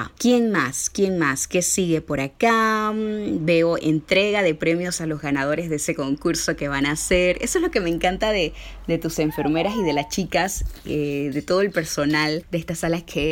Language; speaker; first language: Spanish; native; Spanish